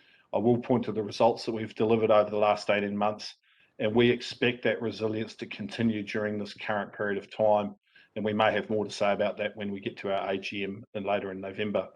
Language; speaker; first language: English; native; English